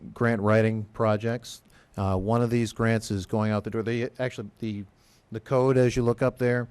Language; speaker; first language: English; native; English